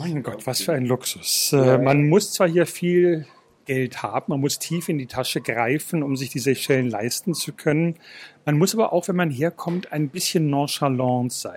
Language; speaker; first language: German; native; German